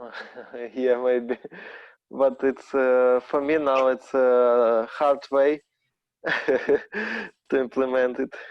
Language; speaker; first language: English; non-native, learner; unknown